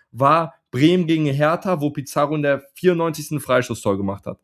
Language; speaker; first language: German; native; German